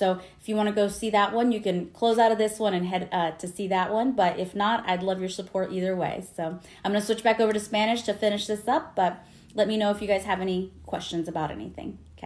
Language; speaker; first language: English; early bilingual, other home language; Spanish